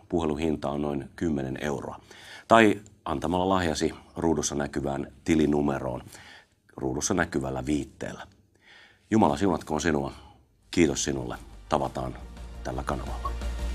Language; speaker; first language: Finnish; native; Finnish